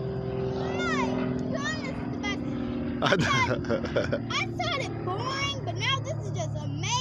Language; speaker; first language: English; native; English